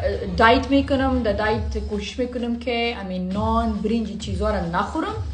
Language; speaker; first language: Persian; non-native, local second language; Pashto